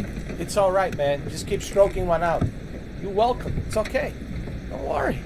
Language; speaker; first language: English; native; English